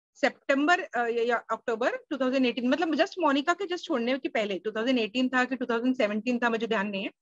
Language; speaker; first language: Hindi; native; Hindi